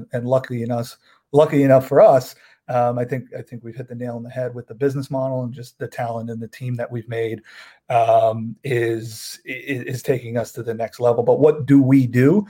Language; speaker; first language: English; native; English